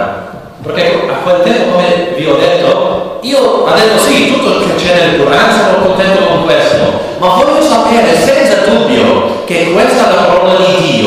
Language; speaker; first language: Italian; non-native, learner; English